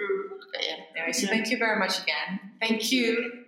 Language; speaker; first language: English; non-native, local second language; French